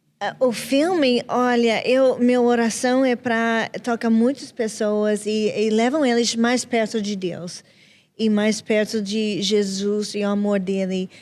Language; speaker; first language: Portuguese; non-native, fluent; English